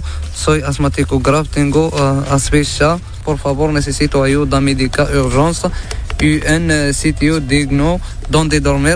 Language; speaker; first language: Spanish; non-native, learner; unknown